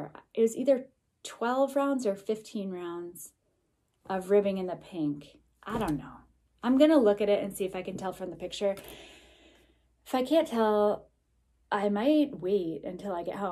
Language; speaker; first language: English; native; English